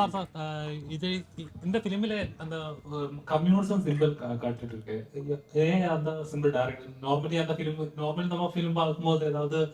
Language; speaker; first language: Tamil; non-native, learner; Malayalam